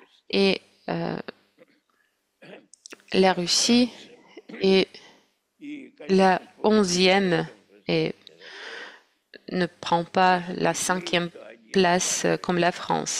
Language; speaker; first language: French; non-native, fluent; Russian